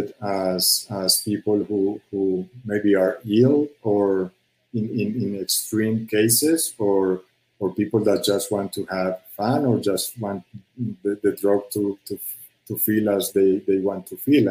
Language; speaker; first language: English; non-native, fluent; Spanish